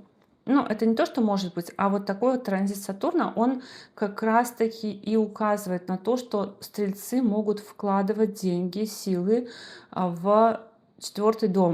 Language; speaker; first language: Russian; native; Russian